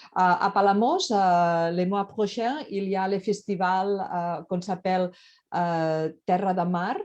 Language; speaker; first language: French; non-native, learner; Catalan